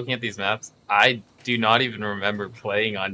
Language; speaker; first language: English; native; English